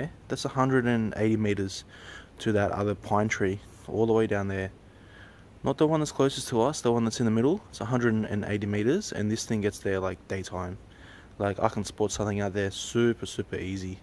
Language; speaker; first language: English; native; English